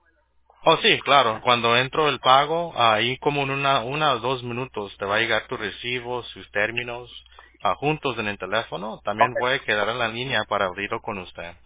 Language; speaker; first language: Spanish; early bilingual, heritage; Spanish